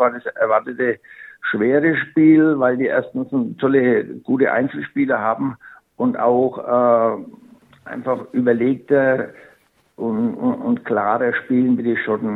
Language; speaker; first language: German; native; German